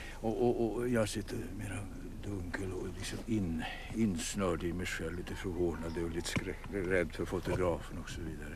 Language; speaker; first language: Swedish; native; Swedish